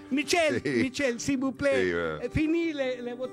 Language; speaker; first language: French; non-native, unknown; Spanish